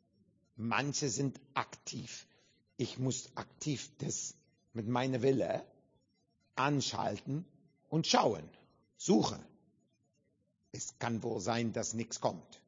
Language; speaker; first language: German; non-native, learner; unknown